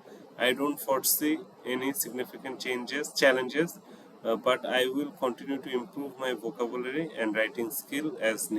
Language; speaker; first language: English; non-native, fluent; Bangla